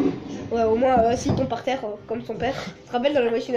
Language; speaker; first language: French; native; French